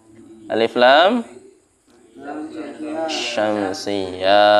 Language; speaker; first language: Arabic; non-native, fluent; Indonesian